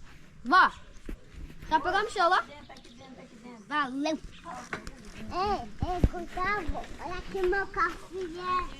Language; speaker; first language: Portuguese; native; Portuguese